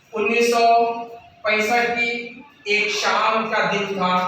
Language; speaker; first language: Hindi; non-native, local second language; Kannada